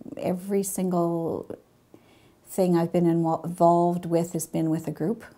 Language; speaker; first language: English; native; English